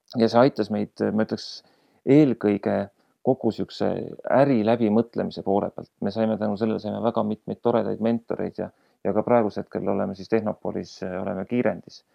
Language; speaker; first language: Estonian; native; Estonian